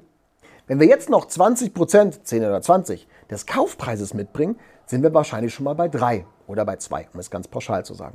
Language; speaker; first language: German; native; German